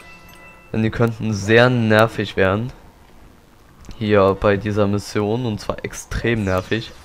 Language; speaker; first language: German; native; German